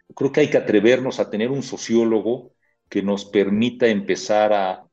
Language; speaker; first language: Spanish; native; Spanish